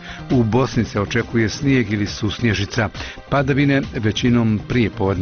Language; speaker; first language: Croatian; native; Croatian